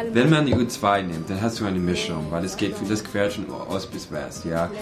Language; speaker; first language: German; non-native, fluent; English